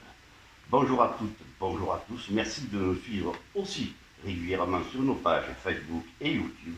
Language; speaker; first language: French; native; French